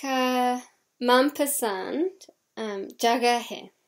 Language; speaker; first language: Hindi; non-native, learner; English